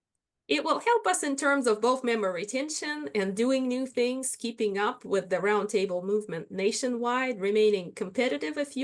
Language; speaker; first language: English; non-native, fluent; Russian